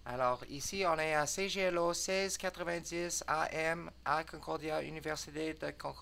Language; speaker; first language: French; non-native, learner; English